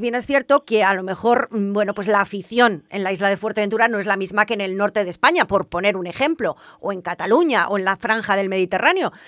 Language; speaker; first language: Spanish; native; Spanish